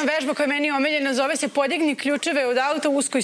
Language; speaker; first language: Serbian; native; Serbian